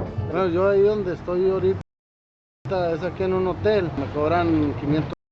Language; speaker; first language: Spanish; native; Spanish